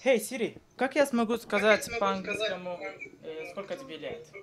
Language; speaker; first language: Russian; non-native, learner; Turkish